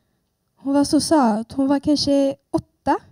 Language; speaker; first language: Swedish; early bilingual, other home language; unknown